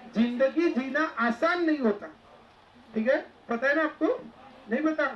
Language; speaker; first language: Hindi; non-native, local second language; Marathi